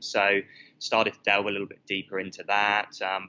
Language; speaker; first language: English; native; English